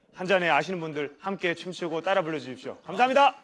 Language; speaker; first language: Korean; native; Korean